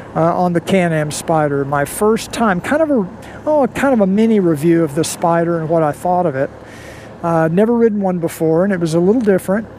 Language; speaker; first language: English; native; English